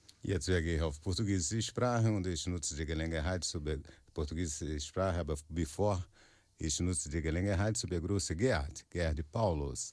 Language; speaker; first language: German; non-native, learner; Portuguese